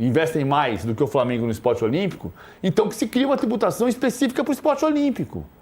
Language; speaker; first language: Portuguese; native; Portuguese